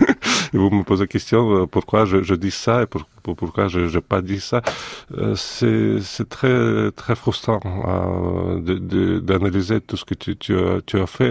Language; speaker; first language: French; non-native, fluent; Russian